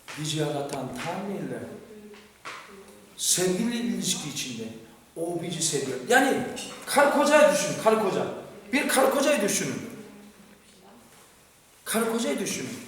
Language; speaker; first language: Turkish; non-native, fluent; Korean